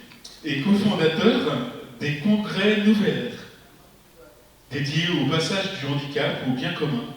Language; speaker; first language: French; native; French